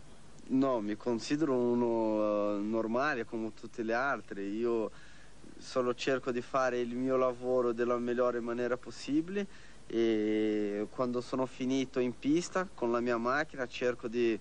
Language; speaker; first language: Italian; non-native, fluent; Portuguese